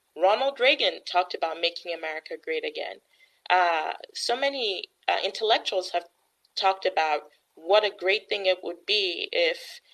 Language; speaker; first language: English; native; English